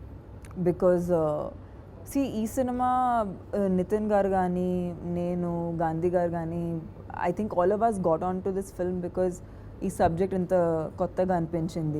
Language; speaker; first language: Telugu; non-native, fluent; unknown